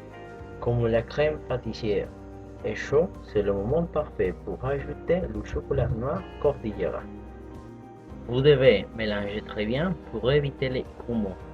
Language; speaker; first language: French; non-native, fluent; Spanish